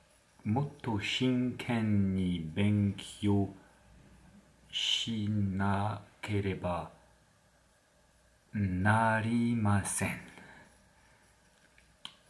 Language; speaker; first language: Japanese; non-native, learner; French